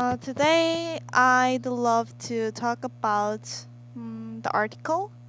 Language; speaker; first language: English; non-native, learner; Korean